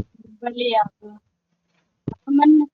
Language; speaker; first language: Persian; non-native, learner; Urdu